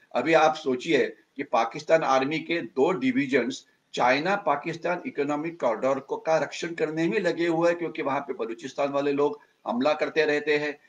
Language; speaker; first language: Hindi; non-native, local second language; Marathi